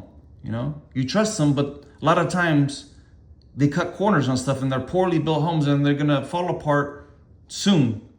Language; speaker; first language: English; native; English